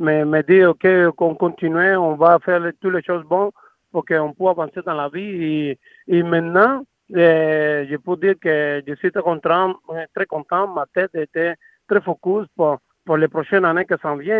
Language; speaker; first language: French; non-native, learner; Spanish